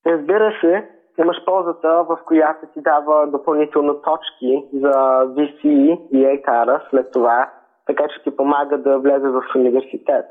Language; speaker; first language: Bulgarian; early bilingual, heritage; Bulgarian